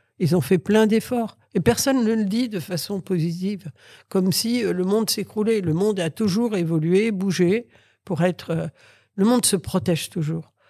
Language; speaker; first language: French; early bilingual, other home language; Catalan